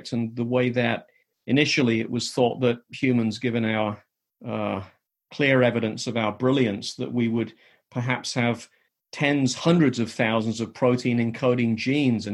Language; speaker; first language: English; native; English